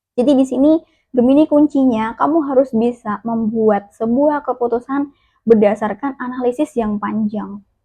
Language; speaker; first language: Indonesian; native; Indonesian